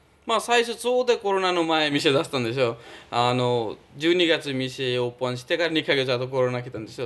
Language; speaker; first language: Japanese; non-native, fluent; Nepali